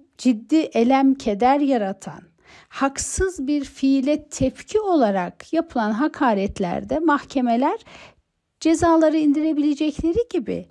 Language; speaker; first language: Turkish; native; Turkish